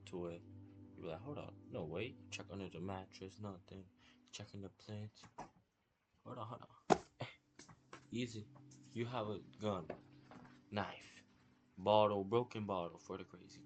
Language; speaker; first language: English; native; English